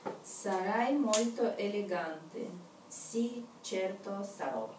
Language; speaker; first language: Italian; non-native, learner; Russian